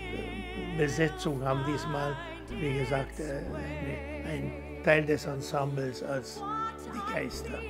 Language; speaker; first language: German; non-native, fluent; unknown